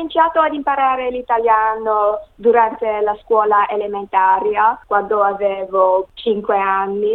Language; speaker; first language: Italian; non-native, learner; English